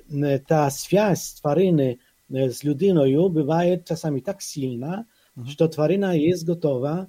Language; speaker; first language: Polish; non-native, fluent; Ukrainian